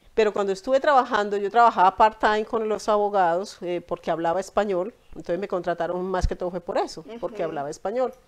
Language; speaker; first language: Spanish; native; Spanish